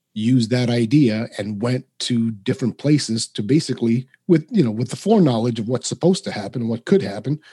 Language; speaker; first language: English; early bilingual, other home language; Spanish